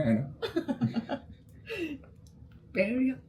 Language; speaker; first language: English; non-native, learner; Korean